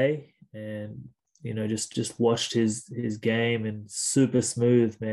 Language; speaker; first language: English; native; English